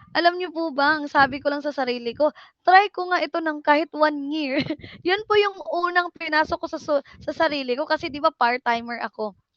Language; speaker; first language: Filipino; non-native, local second language; Cebuano